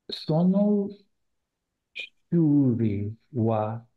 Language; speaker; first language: Japanese; non-native, learner; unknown